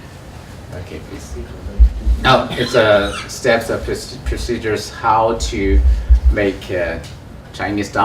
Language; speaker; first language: English; non-native, learner; Chinese